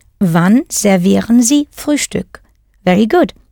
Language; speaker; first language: German; non-native, fluent; English